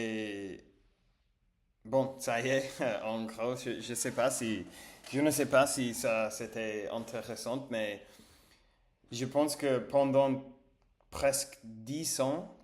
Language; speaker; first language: French; non-native, learner; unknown